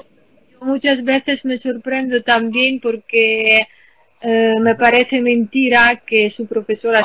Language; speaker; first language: Spanish; non-native, fluent; Ukrainian